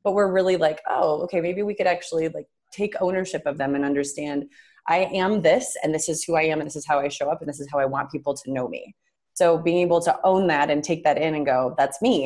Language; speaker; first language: English; native; English